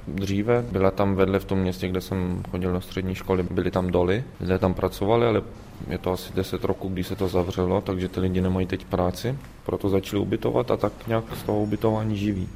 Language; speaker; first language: Czech; early bilingual, heritage; Czech